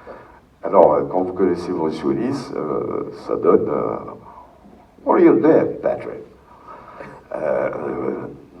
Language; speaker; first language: French; native; French